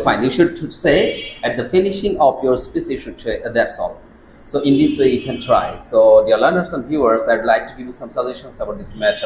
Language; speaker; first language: English; non-native, fluent; Bangla